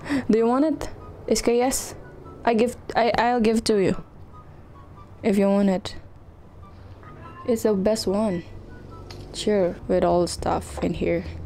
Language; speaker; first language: English; non-native, learner; Indonesian